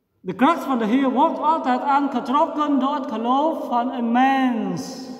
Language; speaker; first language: Dutch; non-native, fluent; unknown